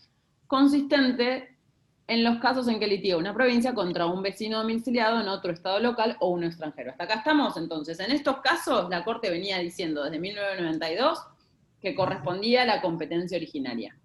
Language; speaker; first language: Spanish; native; Spanish